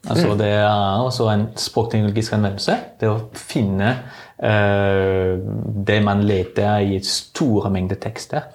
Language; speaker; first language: Norwegian; non-native, fluent; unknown